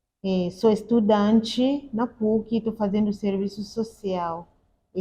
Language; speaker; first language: Portuguese; non-native, learner; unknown